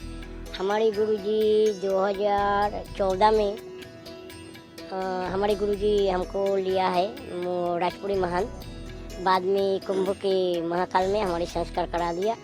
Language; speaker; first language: Hindi; non-native, local second language; Assamese